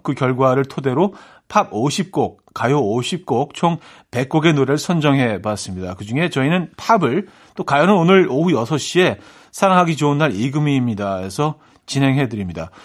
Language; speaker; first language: Korean; native; Korean